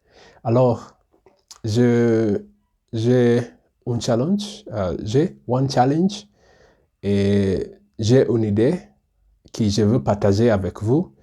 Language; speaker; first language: French; non-native, learner; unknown